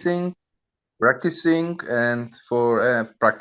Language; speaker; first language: English; non-native, learner; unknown